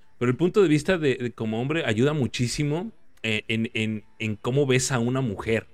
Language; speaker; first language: Spanish; native; Spanish